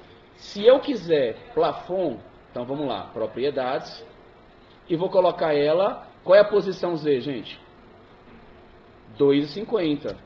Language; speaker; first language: Portuguese; native; Portuguese